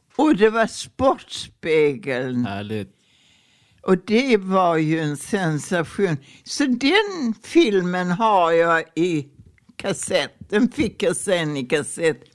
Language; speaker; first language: Swedish; native; Swedish